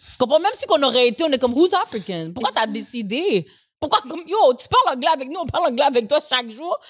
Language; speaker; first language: French; native; French